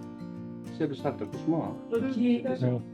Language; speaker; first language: French; non-native, local second language; Malagasy